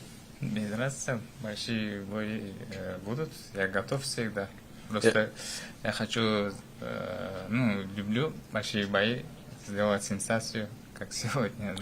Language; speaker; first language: Russian; non-native, fluent; Uzbek